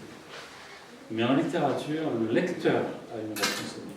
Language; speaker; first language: French; native; French